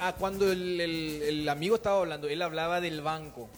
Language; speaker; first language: Spanish; native; Spanish